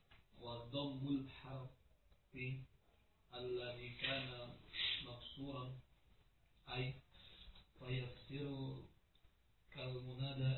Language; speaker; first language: Arabic; non-native, learner; Indonesian